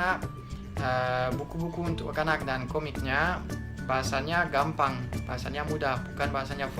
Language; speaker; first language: Indonesian; non-native, fluent; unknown